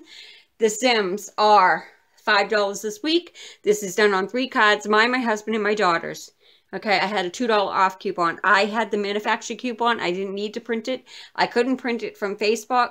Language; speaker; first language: English; native; English